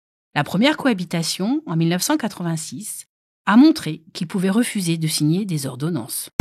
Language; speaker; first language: French; native; French